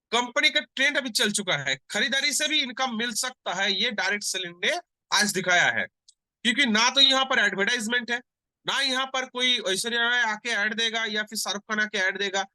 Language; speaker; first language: Hindi; non-native, local second language; Bangla